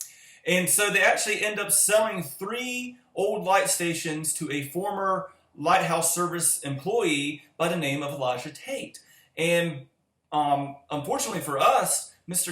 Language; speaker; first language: English; native; English